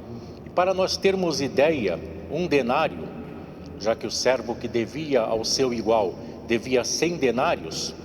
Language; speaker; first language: Portuguese; native; Portuguese